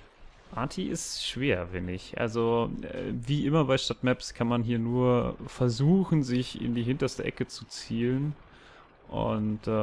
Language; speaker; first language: German; native; German